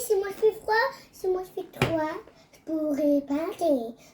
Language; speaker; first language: French; native; French